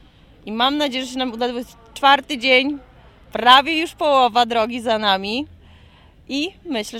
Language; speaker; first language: Polish; native; Polish